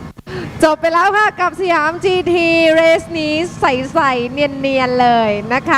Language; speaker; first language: Thai; native; Thai